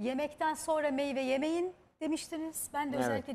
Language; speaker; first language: Turkish; native; Turkish